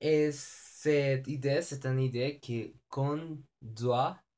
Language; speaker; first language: French; non-native, learner; Spanish